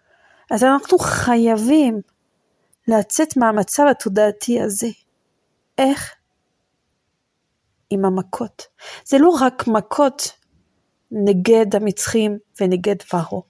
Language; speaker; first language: Hebrew; non-native, fluent; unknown